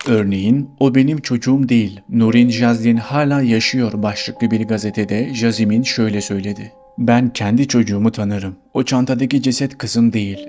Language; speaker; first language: Turkish; native; Turkish